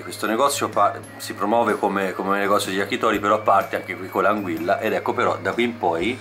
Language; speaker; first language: Italian; native; Italian